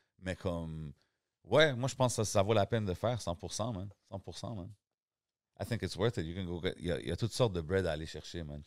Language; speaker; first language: French; native; French